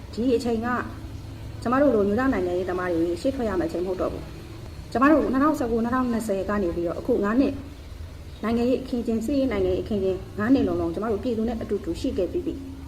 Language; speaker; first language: Burmese; native; Burmese